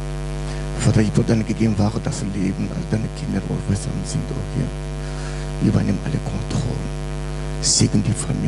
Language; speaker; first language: German; non-native, learner; French